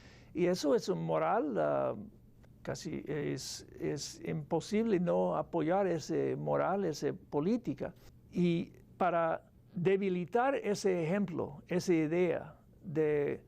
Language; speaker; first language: Spanish; non-native, fluent; English